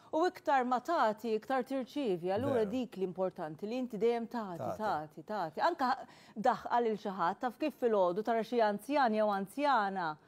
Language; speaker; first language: Maltese; native; Maltese